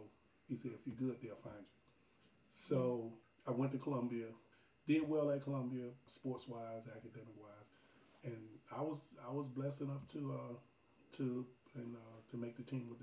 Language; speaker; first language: English; native; English